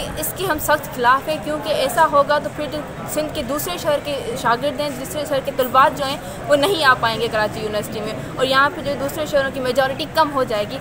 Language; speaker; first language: Urdu; non-native, local second language; Sindhi